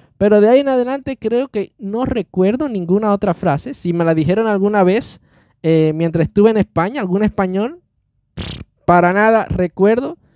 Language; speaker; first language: Spanish; native; Spanish